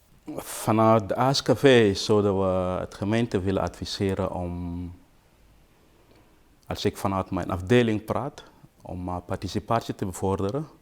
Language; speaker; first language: Dutch; non-native, fluent; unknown